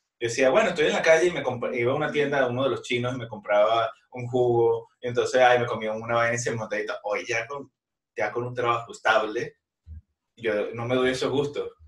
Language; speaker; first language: Spanish; native; Spanish